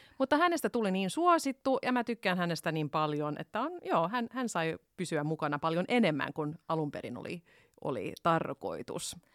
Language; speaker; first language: Finnish; non-native, local second language; Swedish